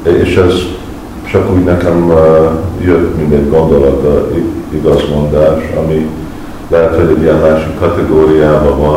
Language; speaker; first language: Hungarian; early bilingual, heritage; Hungarian